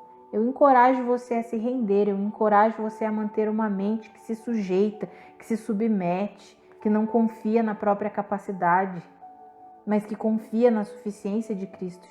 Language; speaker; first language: Portuguese; native; Portuguese